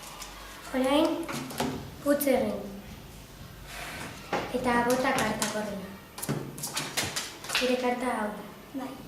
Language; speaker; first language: Basque; non-native, learner; Spanish